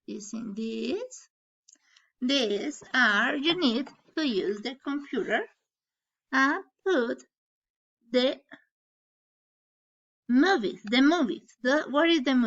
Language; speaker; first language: English; non-native, learner; Spanish